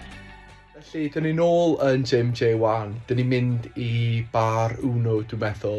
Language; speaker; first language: Welsh; native; Welsh